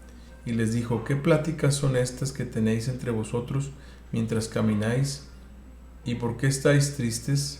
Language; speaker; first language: Spanish; native; Spanish